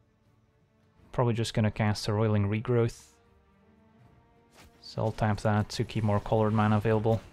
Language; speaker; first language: English; native; English